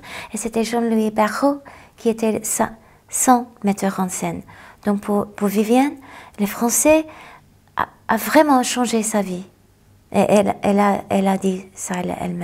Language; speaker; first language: French; non-native, fluent; English